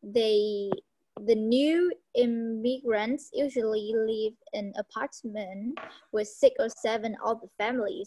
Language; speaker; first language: English; non-native, learner; Vietnamese